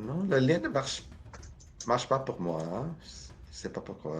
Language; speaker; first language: French; non-native, learner; English